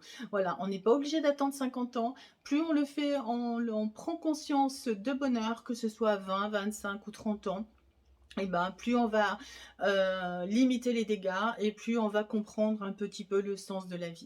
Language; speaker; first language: French; native; French